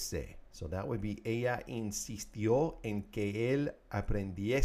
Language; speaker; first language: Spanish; non-native, fluent; English